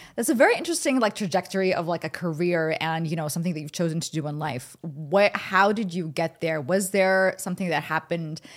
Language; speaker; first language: English; early bilingual, other home language; Arabic